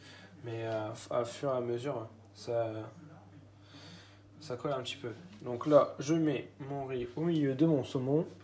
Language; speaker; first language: French; native; French